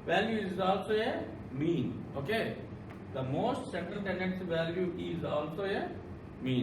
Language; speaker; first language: English; non-native, local second language; Telugu